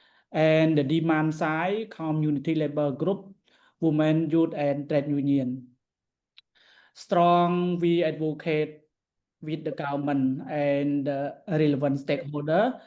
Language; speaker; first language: English; non-native, learner; Khmer